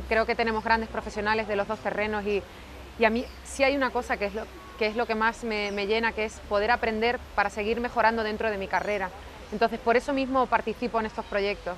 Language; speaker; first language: Spanish; native; Spanish